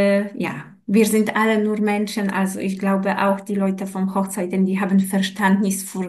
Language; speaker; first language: German; non-native, learner; Polish